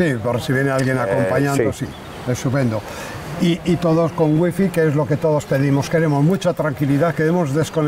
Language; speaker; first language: Spanish; native; Spanish